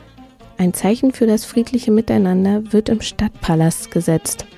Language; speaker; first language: German; native; German